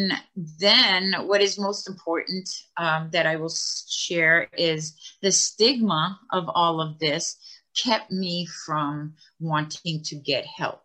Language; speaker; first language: English; native; English